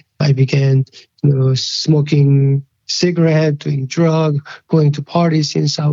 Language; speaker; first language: English; early bilingual, other home language; Korean